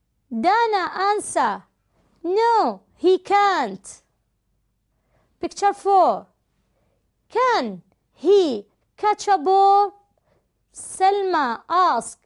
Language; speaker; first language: English; non-native, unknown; Arabic